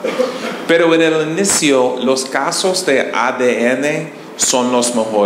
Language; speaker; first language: Spanish; non-native, learner; English